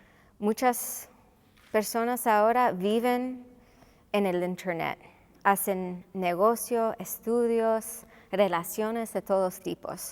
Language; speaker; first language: Spanish; non-native, local second language; English